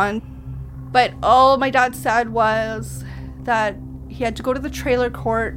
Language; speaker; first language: English; native; English